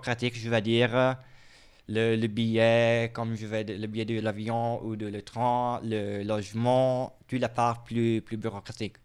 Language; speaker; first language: French; non-native, fluent; Italian